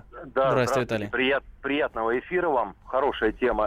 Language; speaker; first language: Russian; native; Russian